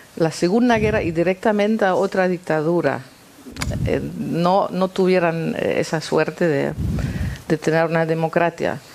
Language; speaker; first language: Spanish; non-native, fluent; German